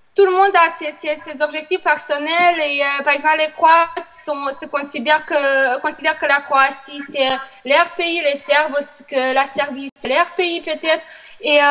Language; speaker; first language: French; non-native, fluent; Bosnian